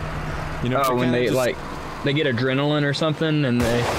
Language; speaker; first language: English; native; English